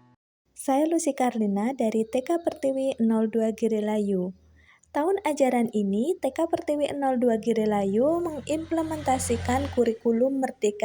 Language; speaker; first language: Indonesian; native; Indonesian